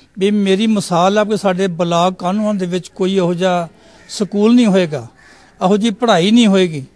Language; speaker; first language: Punjabi; native; Punjabi